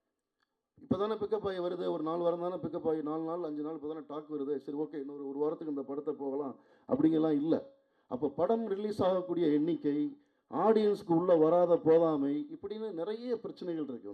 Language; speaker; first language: Tamil; native; Tamil